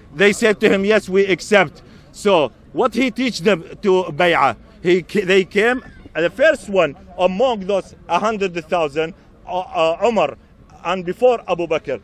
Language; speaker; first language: English; non-native, learner; Arabic